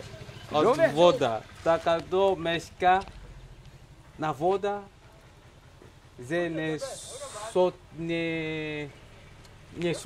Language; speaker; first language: Polish; non-native, learner; Swahili